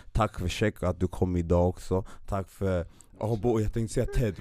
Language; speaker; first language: Swedish; native; Swedish